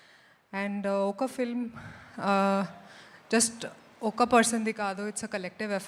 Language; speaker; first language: Telugu; non-native, fluent; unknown